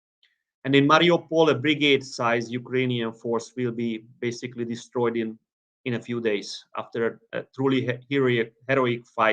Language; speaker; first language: English; non-native, fluent; Hungarian